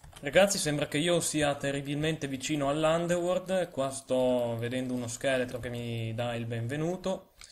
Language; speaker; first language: Italian; native; Italian